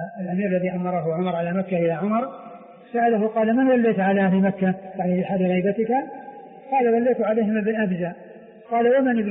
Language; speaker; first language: Arabic; native; Arabic